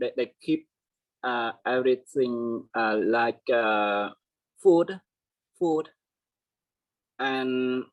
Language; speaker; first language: English; non-native, learner; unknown